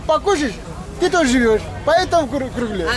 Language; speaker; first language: Russian; non-native, learner; French